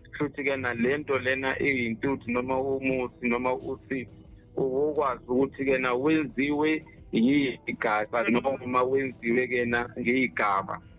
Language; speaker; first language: Zulu; native; Zulu